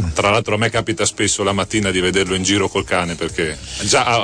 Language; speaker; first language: Italian; native; Italian